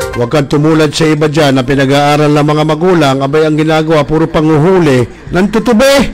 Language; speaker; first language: Filipino; native; Filipino